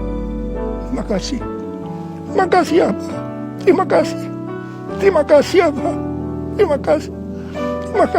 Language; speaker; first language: Indonesian; native; Indonesian